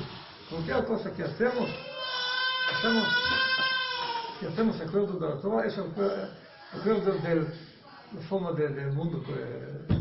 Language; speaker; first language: Spanish; non-native, learner; Hebrew